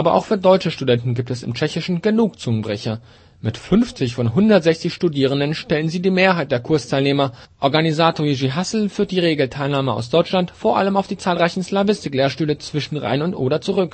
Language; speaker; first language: German; native; German